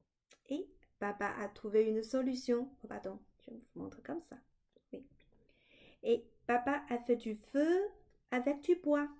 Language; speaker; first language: French; non-native, fluent; Chinese